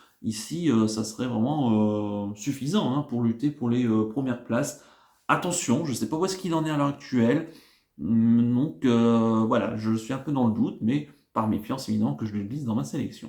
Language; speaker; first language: French; native; French